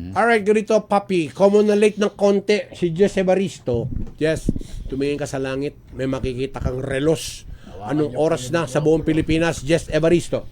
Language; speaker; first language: Filipino; non-native, local second language; Pampanga